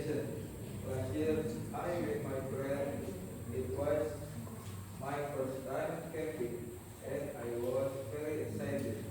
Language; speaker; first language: English; non-native, learner; Indonesian